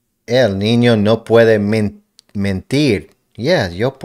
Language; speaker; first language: Spanish; non-native, learner; English